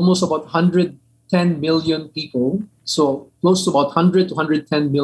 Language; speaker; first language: English; non-native, local second language; Min Nan Chinese